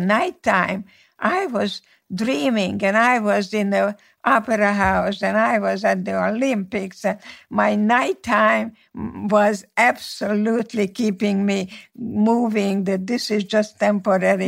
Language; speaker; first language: English; non-native, fluent; Hungarian